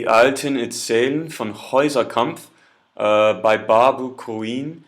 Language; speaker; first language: German; non-native, learner; English